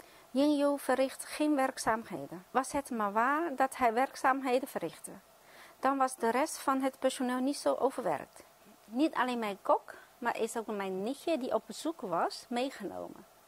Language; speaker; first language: Dutch; non-native, fluent; Chinese